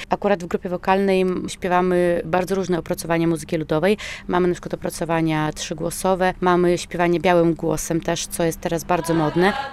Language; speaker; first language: Polish; native; Polish